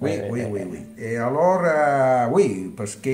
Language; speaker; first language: French; non-native, learner; Italian